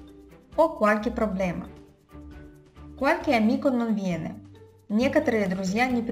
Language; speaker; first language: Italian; non-native, fluent; Russian